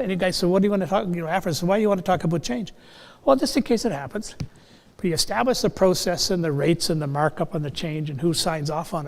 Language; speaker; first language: English; native; English